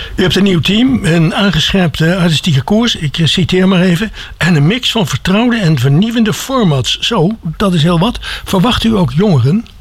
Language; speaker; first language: Dutch; native; Dutch